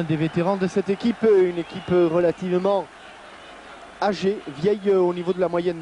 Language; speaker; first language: French; native; French